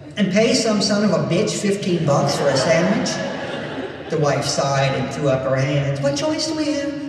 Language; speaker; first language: English; native; English